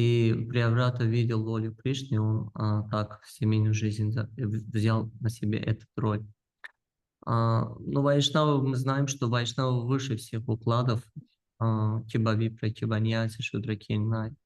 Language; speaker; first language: Russian; non-native, fluent; Georgian